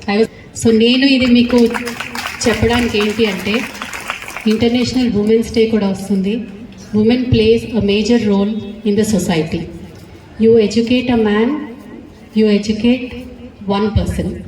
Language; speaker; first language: English; non-native, local second language; Telugu